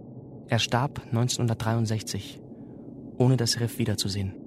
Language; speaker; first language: German; native; German